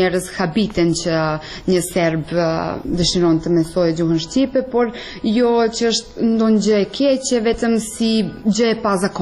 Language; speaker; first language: Albanian; non-native, fluent; Serbian